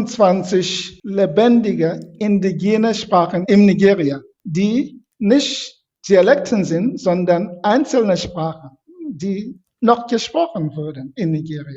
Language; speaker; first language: German; non-native, fluent; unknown